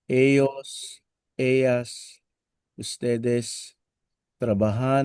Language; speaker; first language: Spanish; non-native, learner; Filipino